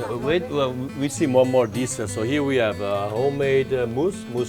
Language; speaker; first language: English; non-native, fluent; Italian